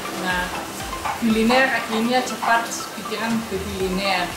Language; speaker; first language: Indonesian; non-native, fluent; Dutch